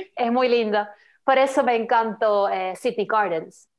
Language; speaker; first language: Spanish; non-native, fluent; Finnish